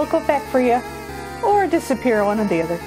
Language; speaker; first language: English; native; English